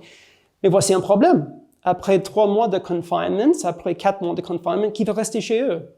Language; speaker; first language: French; non-native, fluent; English